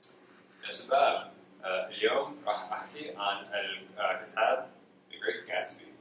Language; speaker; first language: Arabic; non-native, learner; English